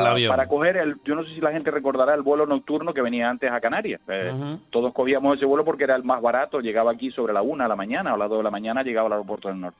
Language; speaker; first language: Spanish; native; Spanish